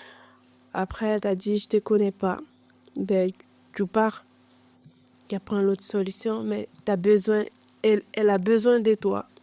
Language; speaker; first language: French; non-native, learner; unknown